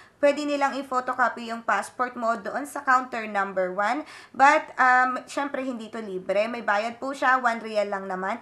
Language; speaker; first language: Filipino; native; Filipino